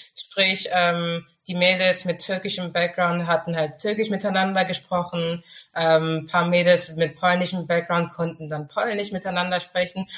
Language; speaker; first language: German; early bilingual, other home language; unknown